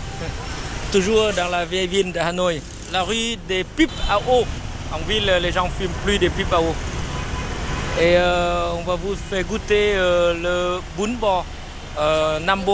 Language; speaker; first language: French; non-native, fluent; Vietnamese